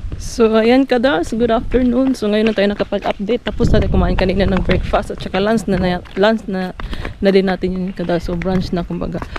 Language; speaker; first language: Filipino; non-native, local second language; Cebuano